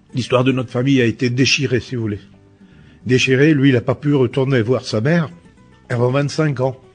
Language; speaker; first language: French; native; French